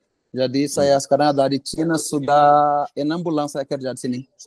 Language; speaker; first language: Indonesian; non-native, fluent; Portuguese